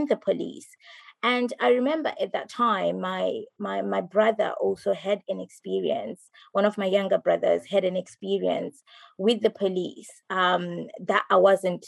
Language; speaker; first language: English; non-native, local second language; Shona